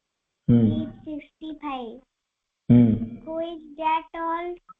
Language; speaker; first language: English; non-native, learner; Odia